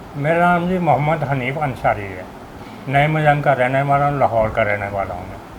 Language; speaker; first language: Urdu; non-native, local second language; Punjabi